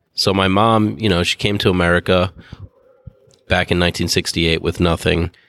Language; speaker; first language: English; native; English